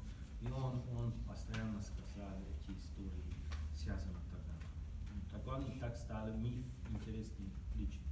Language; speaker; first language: Russian; non-native, learner; Hungarian